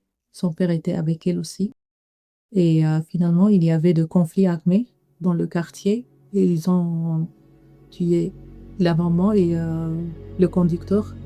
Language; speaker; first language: French; non-native, learner; Arabic